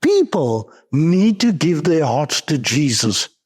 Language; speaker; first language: English; non-native, local second language; Afrikaans